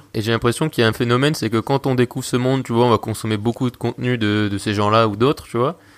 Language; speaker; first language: French; native; French